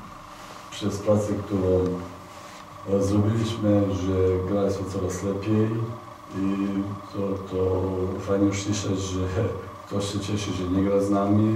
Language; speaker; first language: Polish; non-native, fluent; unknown